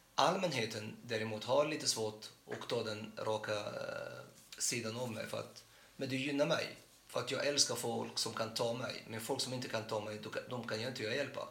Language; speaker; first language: Swedish; non-native, fluent; Arabic